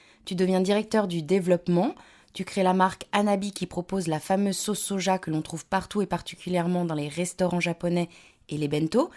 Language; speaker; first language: French; native; French